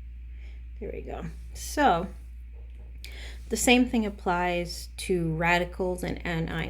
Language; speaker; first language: English; native; English